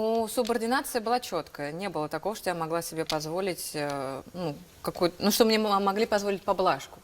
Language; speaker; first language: Russian; native; Russian